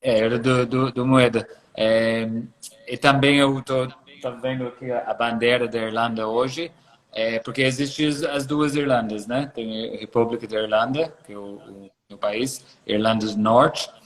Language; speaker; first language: Portuguese; non-native, fluent; English